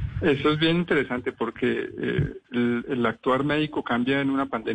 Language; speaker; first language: Spanish; native; Spanish